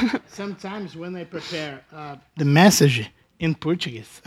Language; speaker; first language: English; non-native, learner; Portuguese